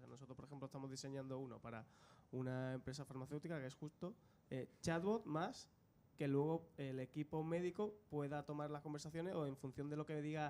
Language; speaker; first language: Spanish; native; Spanish